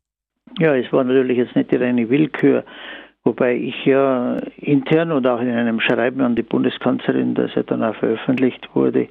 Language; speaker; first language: German; native; German